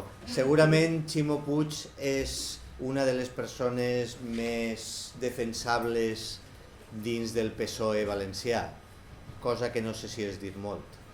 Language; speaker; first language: Catalan; native; Catalan